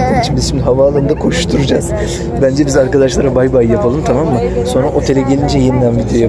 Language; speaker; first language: Turkish; native; Turkish